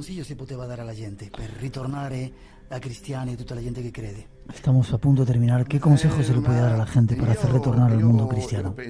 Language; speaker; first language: Spanish; native; Spanish